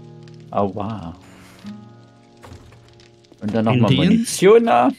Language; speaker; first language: German; native; German